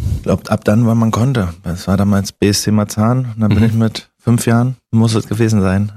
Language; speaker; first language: German; native; German